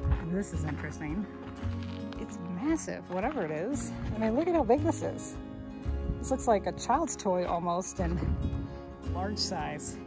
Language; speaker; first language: English; native; English